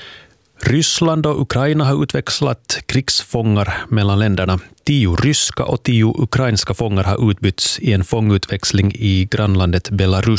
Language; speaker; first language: Swedish; native; Swedish